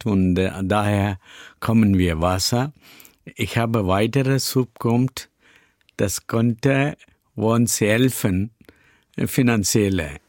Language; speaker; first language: German; non-native, learner; Tamil